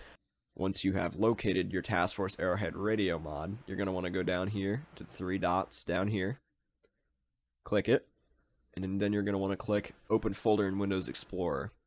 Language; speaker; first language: English; native; English